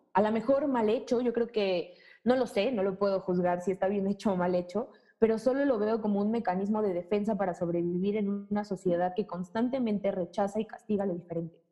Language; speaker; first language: Spanish; native; Spanish